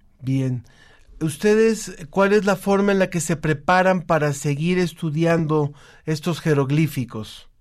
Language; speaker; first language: Spanish; native; Spanish